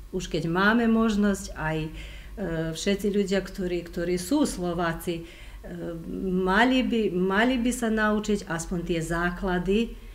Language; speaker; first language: Slovak; native; Slovak